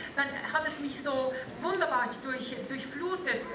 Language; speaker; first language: German; native; German